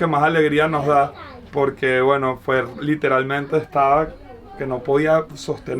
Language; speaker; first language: Spanish; native; Spanish